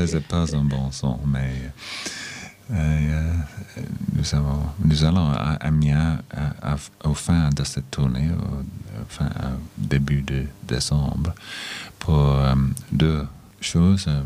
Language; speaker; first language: French; non-native, learner; English